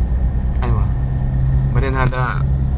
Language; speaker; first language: Arabic; non-native, learner; Filipino